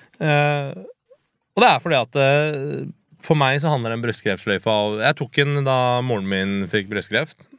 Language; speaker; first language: Norwegian; early bilingual, other home language; Persian